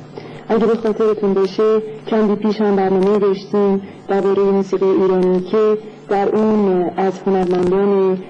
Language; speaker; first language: Persian; native; Persian